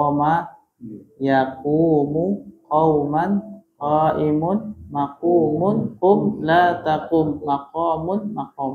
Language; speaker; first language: Arabic; non-native, fluent; Indonesian